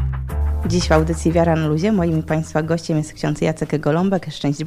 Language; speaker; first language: Polish; native; Polish